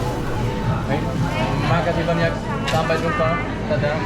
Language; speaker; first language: Indonesian; non-native, learner; German